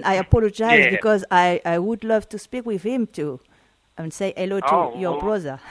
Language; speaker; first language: English; non-native, learner; French